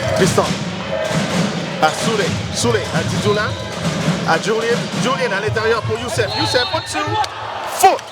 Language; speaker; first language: French; native; French